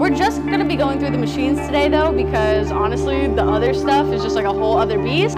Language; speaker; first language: English; native; English